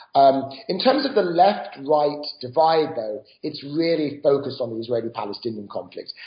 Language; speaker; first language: English; native; English